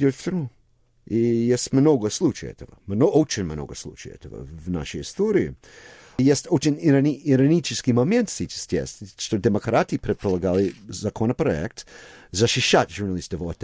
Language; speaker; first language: Russian; non-native, fluent; English